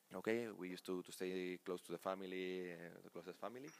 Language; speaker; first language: English; non-native, fluent; Spanish